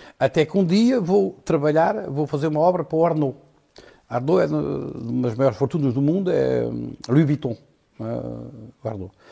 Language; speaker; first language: Portuguese; native; Portuguese